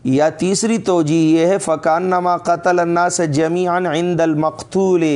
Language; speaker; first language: Urdu; non-native, local second language; Pashto